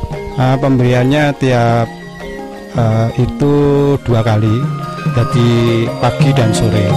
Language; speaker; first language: Indonesian; non-native, local second language; Javanese